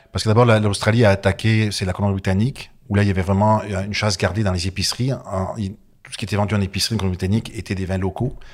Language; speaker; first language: French; native; French